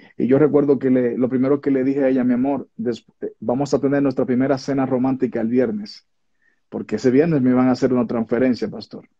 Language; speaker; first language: Spanish; native; Spanish